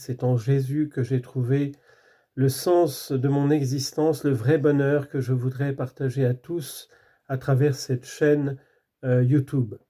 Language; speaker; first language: French; native; French